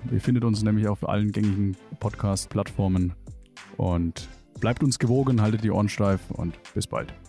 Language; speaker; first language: German; native; German